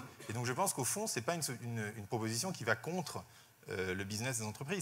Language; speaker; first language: French; native; French